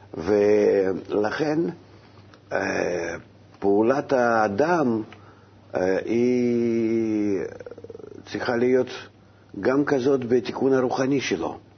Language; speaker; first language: Hebrew; non-native, fluent; Russian